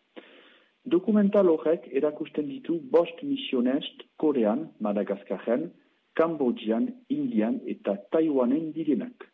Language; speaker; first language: Basque; native; Basque